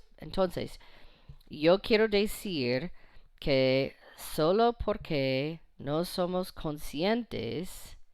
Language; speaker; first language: Spanish; non-native, fluent; English